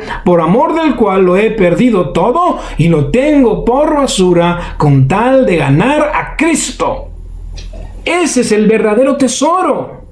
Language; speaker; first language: Spanish; native; Spanish